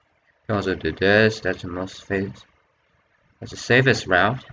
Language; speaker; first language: English; non-native, fluent; Chinese